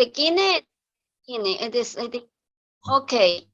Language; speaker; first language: English; non-native, learner; Spanish